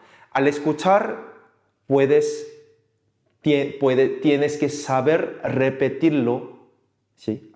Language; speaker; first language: Spanish; non-native, fluent; Korean